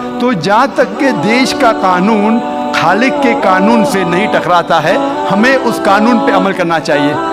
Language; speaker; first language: Hindi; non-native, local second language; Konkani